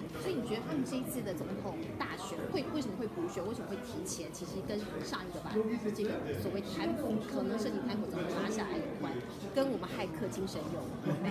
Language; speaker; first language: Chinese; native; Chinese